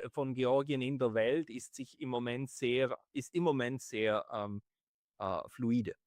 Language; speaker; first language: German; native; German